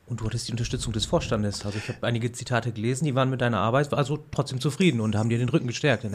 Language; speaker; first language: German; native; German